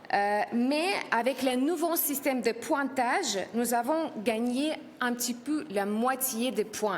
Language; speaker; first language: French; non-native, learner; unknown